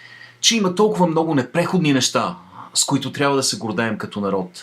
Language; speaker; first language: Bulgarian; native; Bulgarian